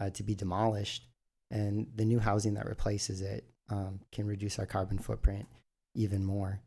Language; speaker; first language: English; native; English